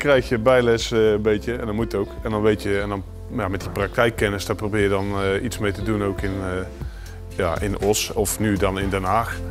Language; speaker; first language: Dutch; native; Dutch